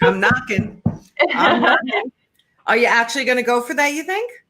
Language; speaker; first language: English; native; English